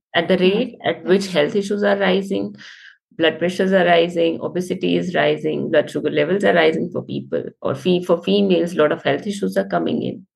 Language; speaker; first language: English; non-native, local second language; Hindi